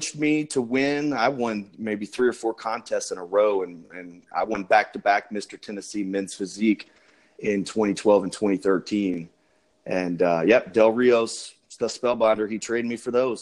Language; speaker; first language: English; native; English